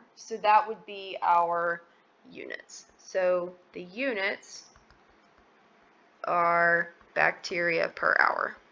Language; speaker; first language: English; native; English